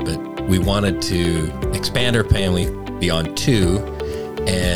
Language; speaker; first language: English; native; English